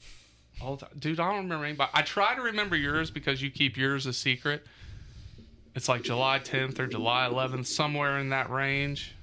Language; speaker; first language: English; native; English